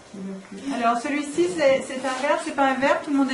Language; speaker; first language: French; native; French